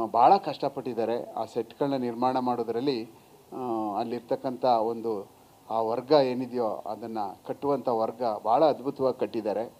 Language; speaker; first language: Kannada; native; Kannada